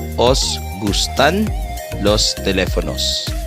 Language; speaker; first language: Spanish; non-native, fluent; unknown